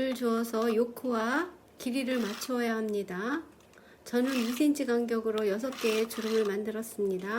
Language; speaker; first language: Korean; native; Korean